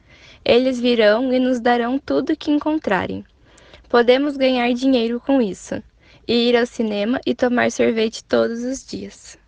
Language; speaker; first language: Portuguese; non-native, learner; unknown